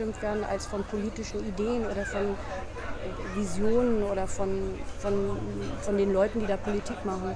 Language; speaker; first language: German; native; German